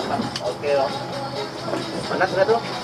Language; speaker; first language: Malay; non-native, local second language; Chinese